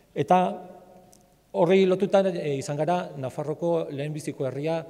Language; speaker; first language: Basque; native; Basque